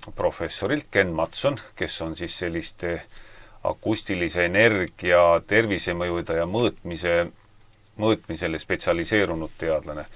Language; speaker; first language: Estonian; native; Estonian